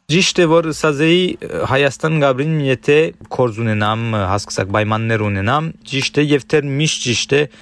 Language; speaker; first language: Armenian; early bilingual, heritage; Armenian